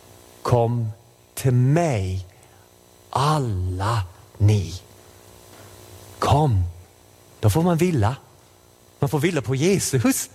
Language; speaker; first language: Swedish; non-native, fluent; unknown